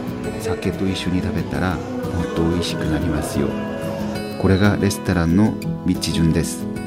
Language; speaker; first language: Japanese; non-native, learner; Korean